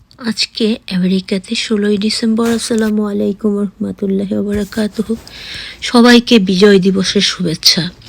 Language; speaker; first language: Bangla; native; Bangla